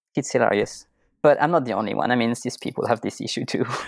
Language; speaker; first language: English; non-native, fluent; French